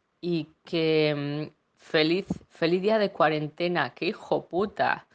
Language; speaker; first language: Spanish; native; Spanish